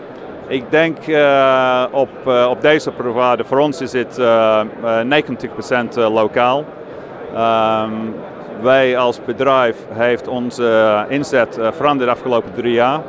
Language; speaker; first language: Dutch; non-native, fluent; English